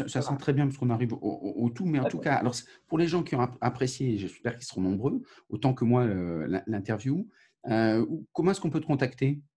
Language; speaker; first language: French; native; French